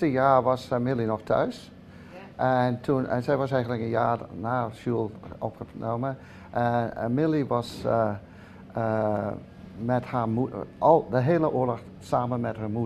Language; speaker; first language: Dutch; early bilingual, heritage; Dutch